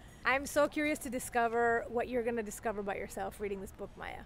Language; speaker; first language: English; non-native, fluent; Spanish